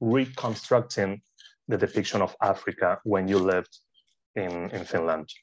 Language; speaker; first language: English; non-native, fluent; Spanish